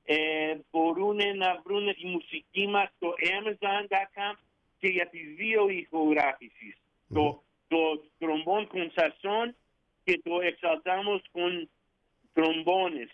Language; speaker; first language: Greek; early bilingual, heritage; Greek